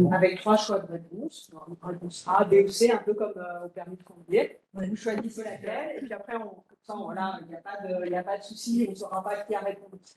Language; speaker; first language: French; native; French